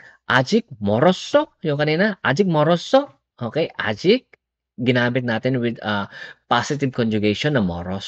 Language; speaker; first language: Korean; non-native, fluent; Filipino